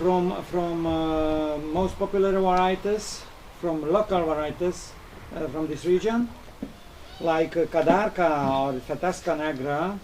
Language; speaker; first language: English; non-native, learner; Romanian